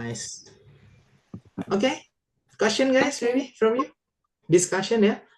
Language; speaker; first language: English; non-native, local second language; Indonesian